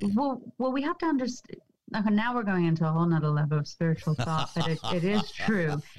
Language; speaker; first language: English; native; English